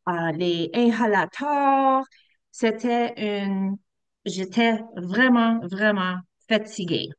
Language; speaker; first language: French; non-native, learner; English